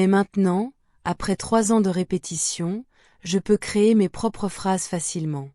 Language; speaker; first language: French; non-native, fluent; Portuguese